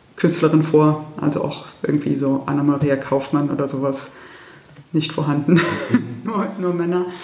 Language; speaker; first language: German; early bilingual, heritage; German